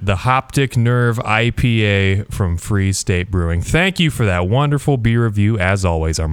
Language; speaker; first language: English; native; English